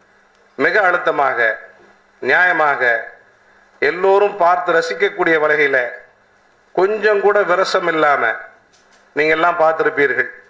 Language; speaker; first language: Tamil; native; Tamil